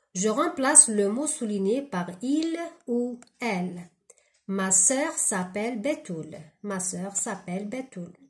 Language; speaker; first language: French; non-native, local second language; Arabic